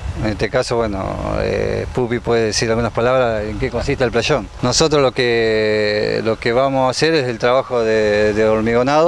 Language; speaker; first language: Spanish; native; Spanish